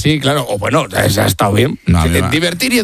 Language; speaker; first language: Spanish; native; Spanish